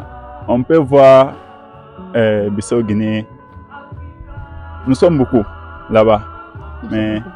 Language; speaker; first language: French; non-native, learner; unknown